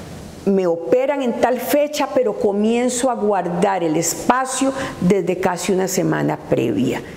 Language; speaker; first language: Spanish; native; Spanish